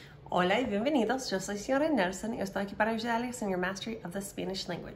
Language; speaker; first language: Spanish; non-native, fluent; English